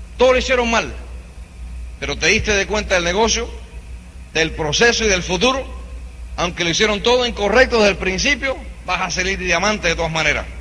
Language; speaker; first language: Spanish; early bilingual, heritage; Spanish